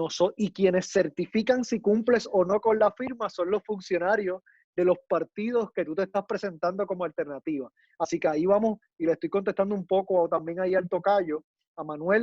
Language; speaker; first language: Spanish; native; Spanish